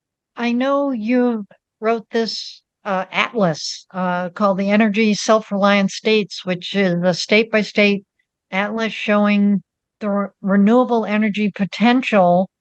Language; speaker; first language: English; native; English